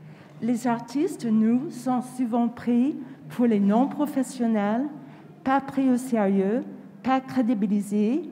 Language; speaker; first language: French; non-native, fluent; English